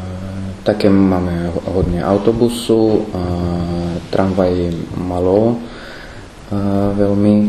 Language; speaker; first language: Slovak; non-native, learner; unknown